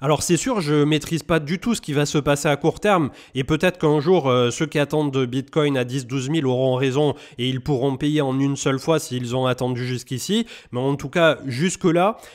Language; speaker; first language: French; native; French